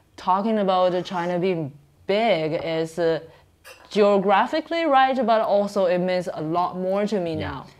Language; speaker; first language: English; non-native, fluent; Chinese